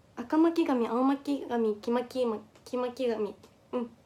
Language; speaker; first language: Japanese; native; Japanese